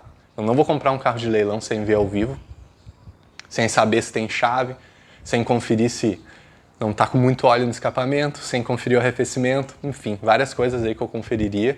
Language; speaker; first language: Portuguese; native; Portuguese